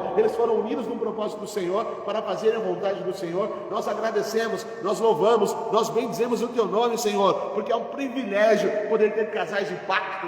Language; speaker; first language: Portuguese; native; Portuguese